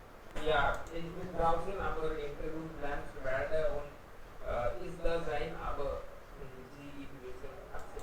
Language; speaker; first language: German; non-native, learner; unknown